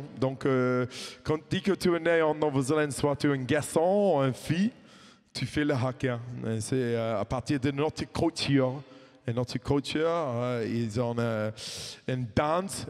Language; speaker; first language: French; non-native, fluent; English